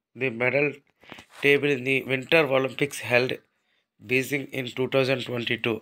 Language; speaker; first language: English; non-native, local second language; Telugu